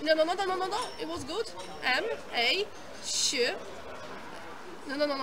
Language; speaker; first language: English; non-native, fluent; Polish